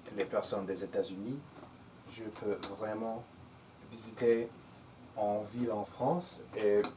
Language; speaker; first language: French; non-native, learner; English